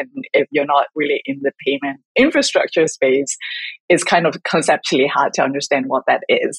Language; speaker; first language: English; non-native, local second language; Cantonese